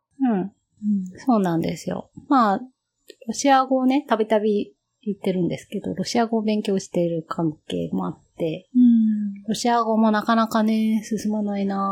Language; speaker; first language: Japanese; native; Japanese